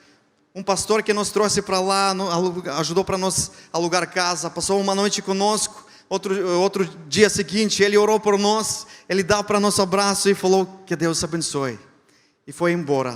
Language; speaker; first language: Portuguese; non-native, fluent; Ukrainian